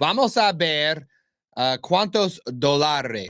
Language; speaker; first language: Spanish; non-native, learner; English